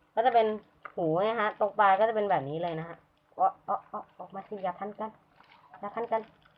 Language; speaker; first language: Thai; native; Thai